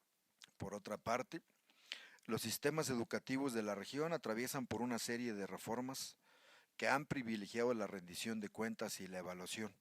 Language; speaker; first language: Spanish; native; Spanish